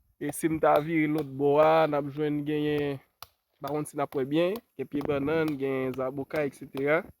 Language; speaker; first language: Haitian Creole; native; Haitian Creole